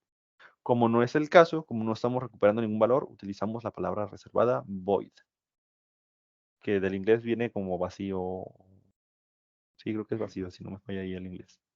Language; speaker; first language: Spanish; native; Spanish